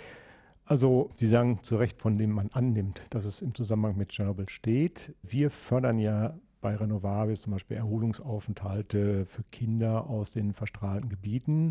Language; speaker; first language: German; native; German